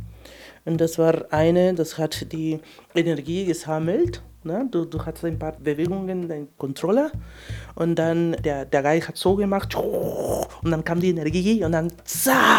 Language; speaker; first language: German; non-native, fluent; Spanish